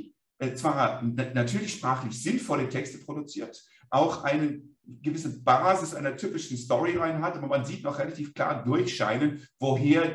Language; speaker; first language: German; native; German